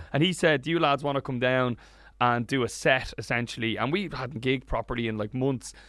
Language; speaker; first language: English; native; English